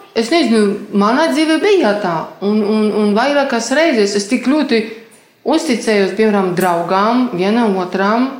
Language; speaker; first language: Latvian; non-native, fluent; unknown